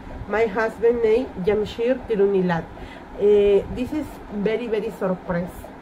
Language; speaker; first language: English; non-native, learner; Spanish